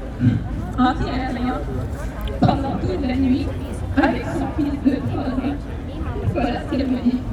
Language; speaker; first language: French; non-native, fluent; Russian